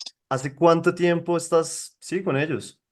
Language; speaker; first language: Spanish; native; Spanish